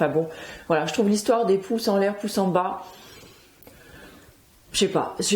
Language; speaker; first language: French; native; French